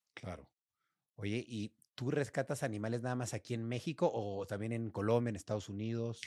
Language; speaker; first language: Spanish; native; Spanish